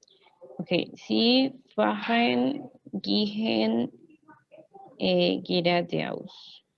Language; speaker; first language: German; non-native, learner; Spanish